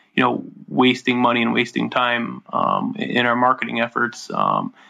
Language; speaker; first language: English; native; English